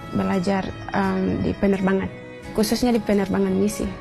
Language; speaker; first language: Indonesian; non-native, local second language; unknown